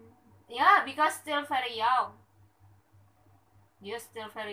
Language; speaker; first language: English; non-native, learner; Indonesian